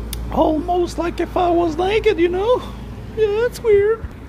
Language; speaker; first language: English; non-native, fluent; French